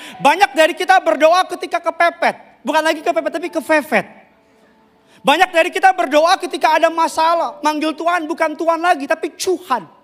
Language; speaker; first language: Indonesian; native; Indonesian